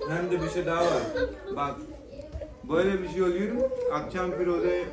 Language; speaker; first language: Turkish; non-native, learner; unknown